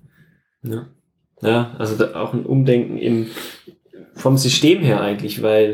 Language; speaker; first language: German; native; German